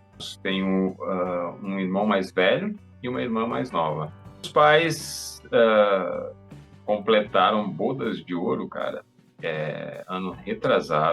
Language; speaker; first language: Portuguese; native; Portuguese